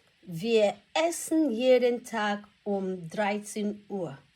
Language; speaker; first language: German; non-native, fluent; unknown